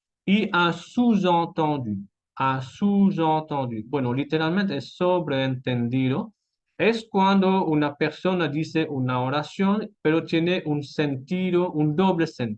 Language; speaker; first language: Spanish; non-native, fluent; French